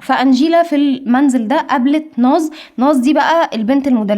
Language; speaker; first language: Arabic; native; Arabic